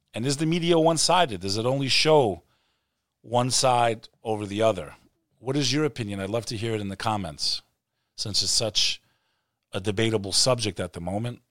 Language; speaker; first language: English; native; English